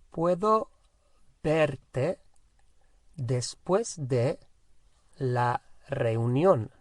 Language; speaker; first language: Spanish; non-native, fluent; English